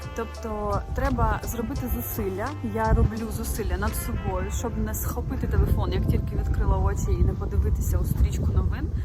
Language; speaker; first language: Ukrainian; native; Ukrainian